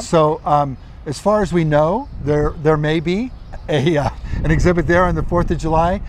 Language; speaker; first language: English; native; English